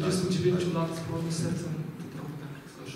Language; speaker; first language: Polish; native; Polish